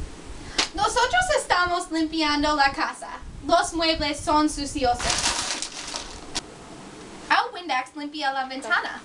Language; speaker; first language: Spanish; non-native, learner; English